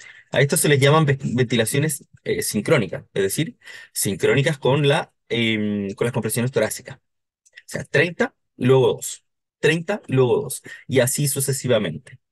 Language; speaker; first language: Spanish; native; Spanish